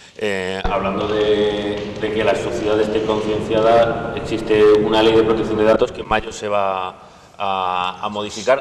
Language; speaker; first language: Spanish; native; Spanish